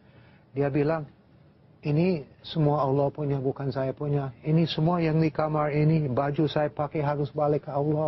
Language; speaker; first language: Indonesian; non-native, fluent; English